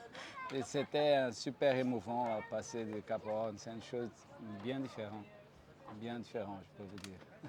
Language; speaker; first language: French; non-native, fluent; Portuguese